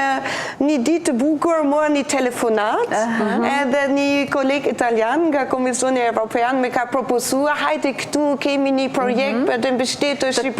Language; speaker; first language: Albanian; non-native, fluent; German